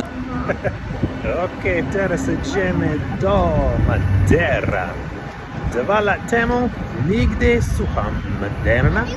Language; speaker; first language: Polish; non-native, learner; English